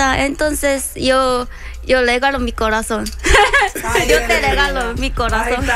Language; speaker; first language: Spanish; non-native, learner; Korean